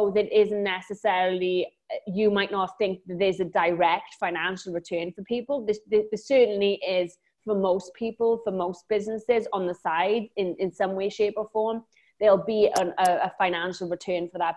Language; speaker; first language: English; native; English